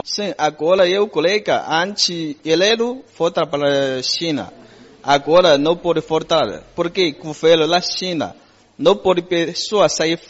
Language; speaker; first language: Portuguese; non-native, learner; Chinese